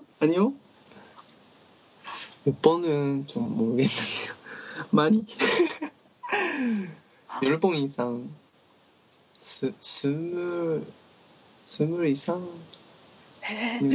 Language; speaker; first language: Korean; non-native, learner; Japanese